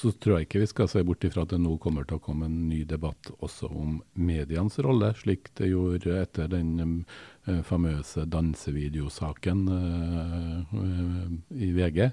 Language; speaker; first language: Norwegian; native; Norwegian